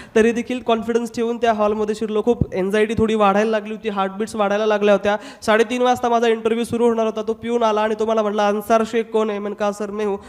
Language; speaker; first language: Marathi; non-native, local second language; Hindi